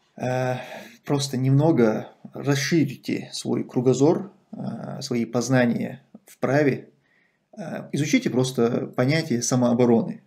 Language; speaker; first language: Russian; non-native, local second language; Chechen